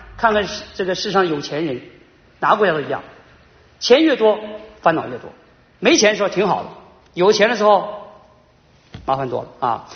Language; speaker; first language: Chinese; native; Chinese